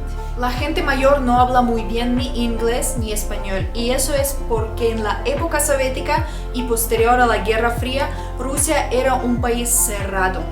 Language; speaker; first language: Spanish; non-native, fluent; Russian